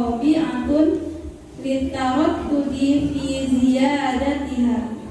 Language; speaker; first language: Arabic; non-native, learner; Indonesian